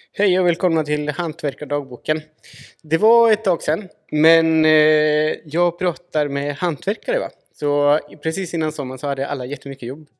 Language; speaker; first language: Swedish; native; Swedish